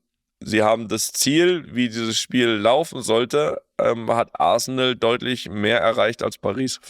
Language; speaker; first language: German; native; German